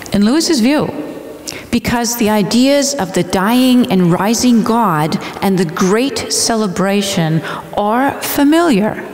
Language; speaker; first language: English; native; English